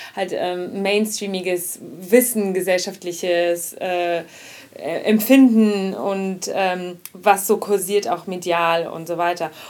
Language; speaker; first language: German; non-native, fluent; Ukrainian